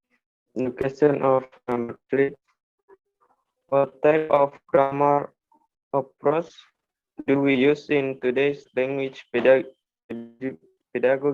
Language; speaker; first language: English; non-native, learner; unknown